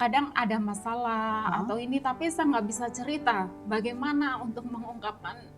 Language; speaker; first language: Indonesian; non-native, local second language; Javanese